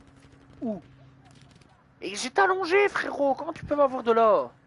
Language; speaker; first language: French; native; French